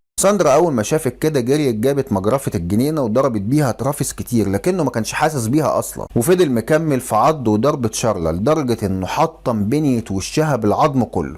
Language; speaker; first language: Arabic; native; Arabic